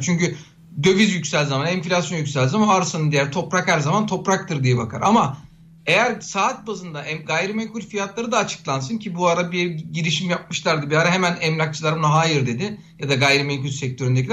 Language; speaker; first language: Turkish; native; Turkish